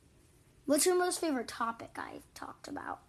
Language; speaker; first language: English; native; English